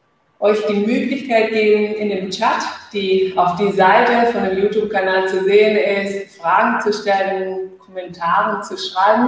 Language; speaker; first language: German; non-native, fluent; Spanish